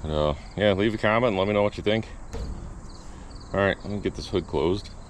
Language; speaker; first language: English; native; English